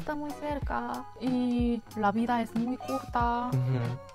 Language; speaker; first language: Spanish; non-native, learner; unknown